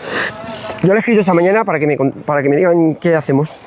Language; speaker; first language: Spanish; native; Spanish